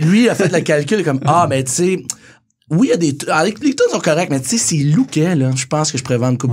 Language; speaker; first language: French; native; French